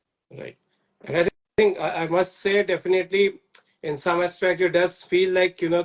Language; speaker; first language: English; non-native, local second language; Hindi